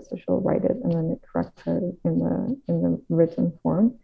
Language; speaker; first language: English; non-native, fluent; Dutch